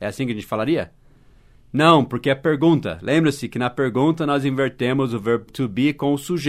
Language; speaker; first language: Portuguese; non-native, fluent; English